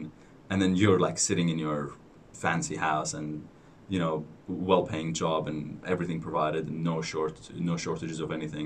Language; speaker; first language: English; non-native, fluent; Persian